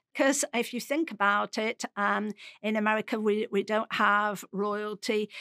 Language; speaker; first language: English; native; English